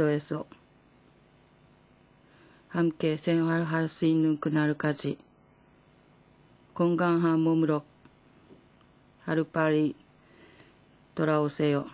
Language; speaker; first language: Korean; non-native, fluent; Japanese